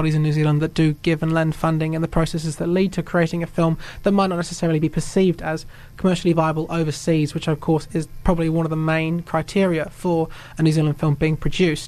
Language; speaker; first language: English; native; English